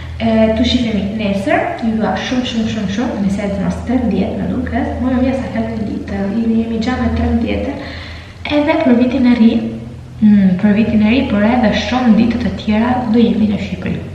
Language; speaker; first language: Albanian; early bilingual, heritage; Albanian